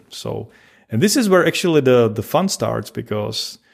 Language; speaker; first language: English; non-native, fluent; Czech